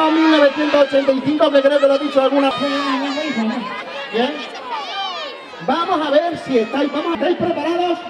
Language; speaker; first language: Spanish; native; Spanish